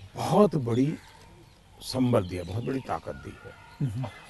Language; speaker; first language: Hindi; non-native, local second language; Gujarati